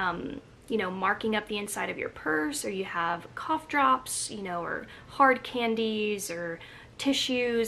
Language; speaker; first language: English; native; English